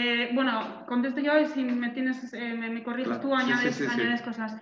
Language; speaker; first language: Spanish; native; Spanish